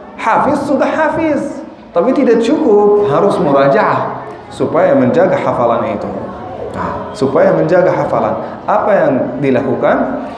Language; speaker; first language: Indonesian; non-native, fluent; Arabic